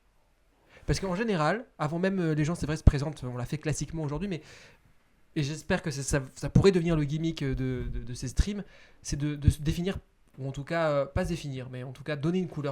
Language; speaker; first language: French; native; French